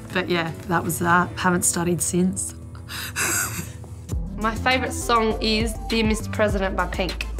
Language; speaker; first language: English; native; English